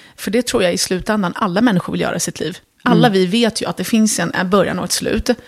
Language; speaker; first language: Swedish; early bilingual, other home language; Arabic